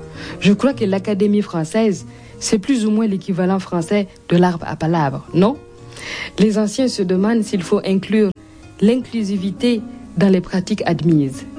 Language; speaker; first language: French; non-native, local second language; Mossi